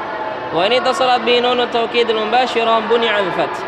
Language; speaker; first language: Arabic; non-native, fluent; Indonesian